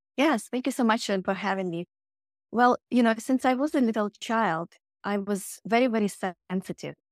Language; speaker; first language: English; non-native, fluent; Russian